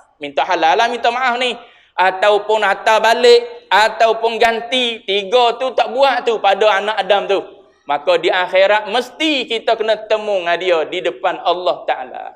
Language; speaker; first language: Malay; native; Malay